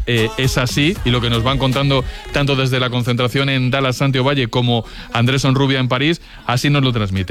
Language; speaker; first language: Spanish; native; Spanish